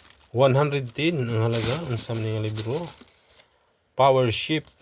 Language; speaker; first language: Filipino; native; Filipino